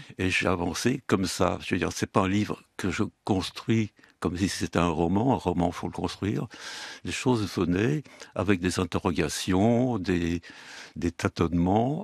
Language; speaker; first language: French; early bilingual, other home language; Yiddish